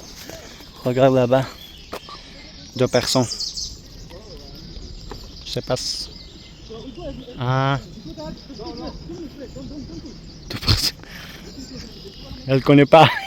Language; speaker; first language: French; non-native, learner; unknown